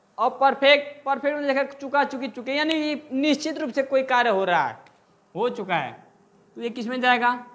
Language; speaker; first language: Hindi; native; Hindi